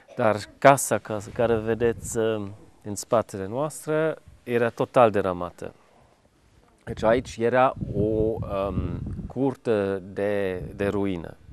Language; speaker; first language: Romanian; non-native, fluent; Hungarian